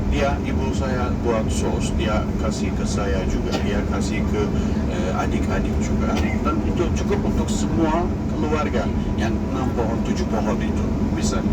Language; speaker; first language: Indonesian; non-native, fluent; Turkish